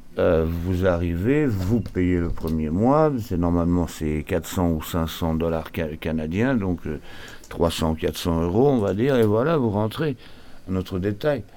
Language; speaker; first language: French; early bilingual, other home language; Portuguese